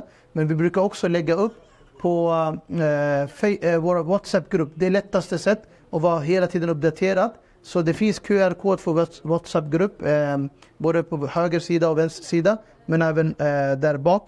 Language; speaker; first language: Swedish; non-native, fluent; Urdu